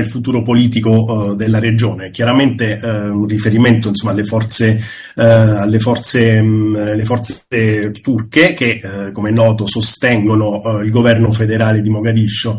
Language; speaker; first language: Italian; native; Italian